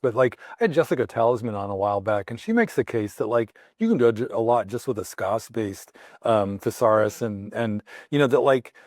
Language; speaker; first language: English; native; English